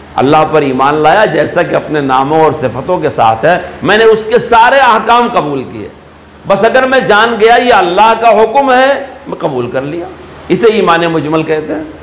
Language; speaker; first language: Urdu; native; Urdu